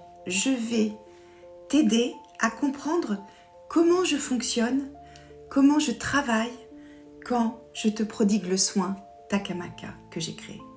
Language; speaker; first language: French; native; French